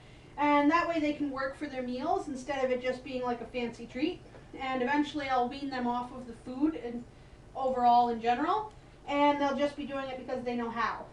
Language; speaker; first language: English; native; English